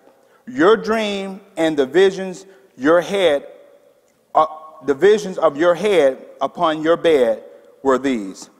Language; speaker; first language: English; native; English